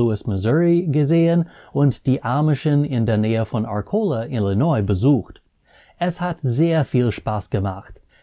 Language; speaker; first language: German; non-native, fluent; English